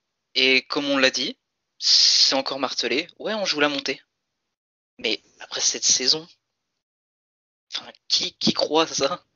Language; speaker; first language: French; native; French